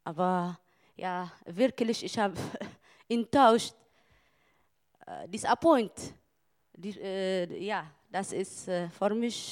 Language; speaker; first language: German; non-native, learner; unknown